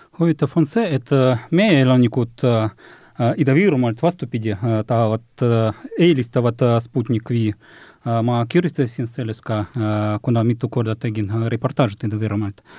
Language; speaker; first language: Estonian; non-native, local second language; Russian